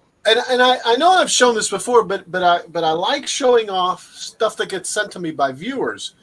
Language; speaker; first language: English; native; English